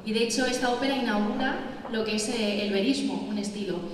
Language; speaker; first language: Spanish; non-native, local second language; Catalan